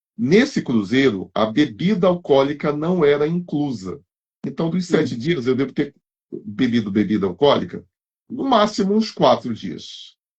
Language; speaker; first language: Portuguese; native; Portuguese